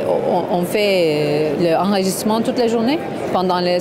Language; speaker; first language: French; non-native, learner; Turkish